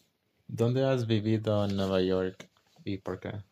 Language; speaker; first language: Spanish; early bilingual, heritage; English